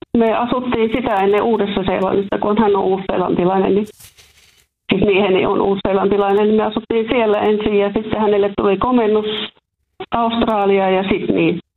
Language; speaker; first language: Finnish; native; Finnish